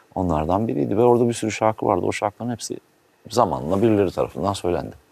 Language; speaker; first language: Turkish; native; Turkish